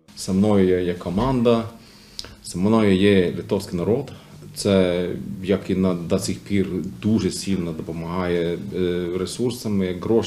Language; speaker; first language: Ukrainian; non-native, learner; Lithuanian